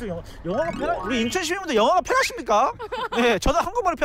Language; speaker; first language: Korean; native; Korean